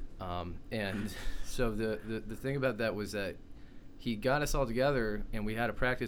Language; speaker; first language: English; native; English